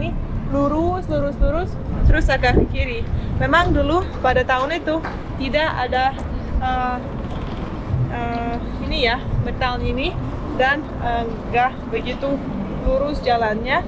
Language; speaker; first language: Indonesian; non-native, fluent; Russian